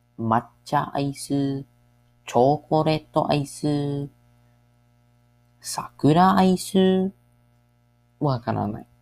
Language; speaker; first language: Japanese; non-native, learner; English